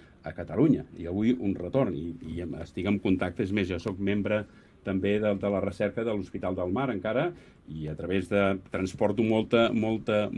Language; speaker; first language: Catalan; native; Catalan